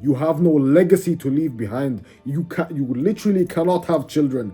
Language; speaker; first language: English; native; English